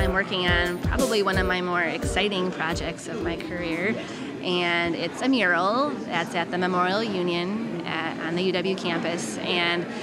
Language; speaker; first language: English; native; English